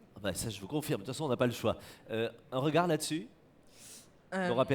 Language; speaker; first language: French; native; French